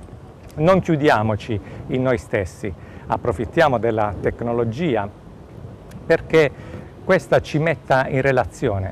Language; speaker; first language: Italian; native; Italian